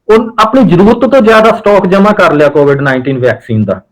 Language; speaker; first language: Hindi; non-native, local second language; Punjabi